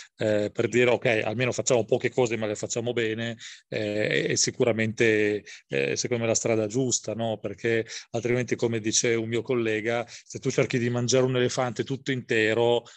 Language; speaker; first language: Italian; native; Italian